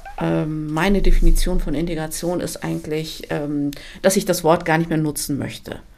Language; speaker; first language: German; early bilingual, other home language; Turkish